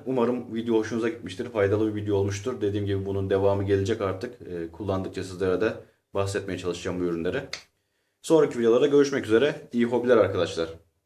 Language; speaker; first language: Turkish; native; Turkish